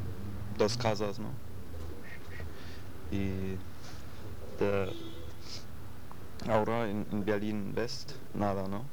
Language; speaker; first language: Spanish; non-native, learner; German